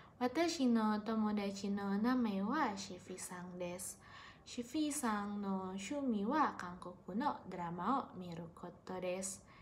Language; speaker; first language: Japanese; non-native, learner; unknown